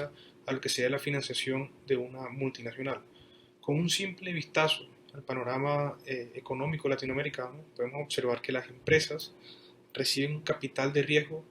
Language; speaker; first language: Spanish; native; Spanish